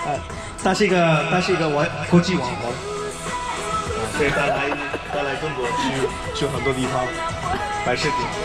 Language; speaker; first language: Chinese; non-native, fluent; Malayalam